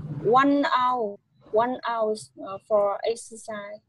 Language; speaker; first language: English; non-native, learner; Vietnamese